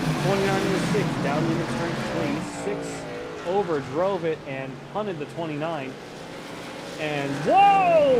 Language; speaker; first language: English; native; English